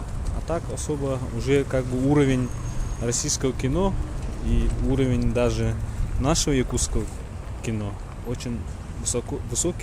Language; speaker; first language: Russian; non-native, local second language; Yakut